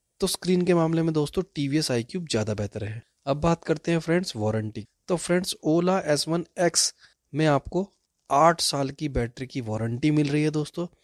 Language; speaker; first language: Hindi; native; Hindi